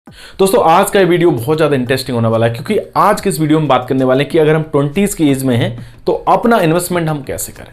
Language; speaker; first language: Hindi; native; Hindi